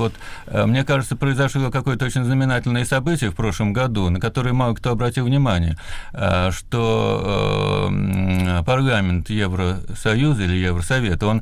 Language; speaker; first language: Russian; native; Russian